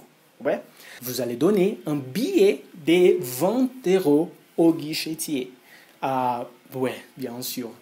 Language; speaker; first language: French; non-native, fluent; Portuguese